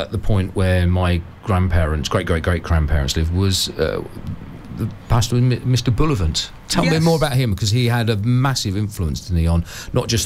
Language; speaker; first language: English; native; English